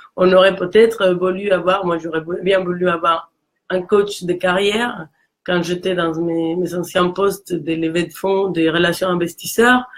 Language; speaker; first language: French; non-native, fluent; Spanish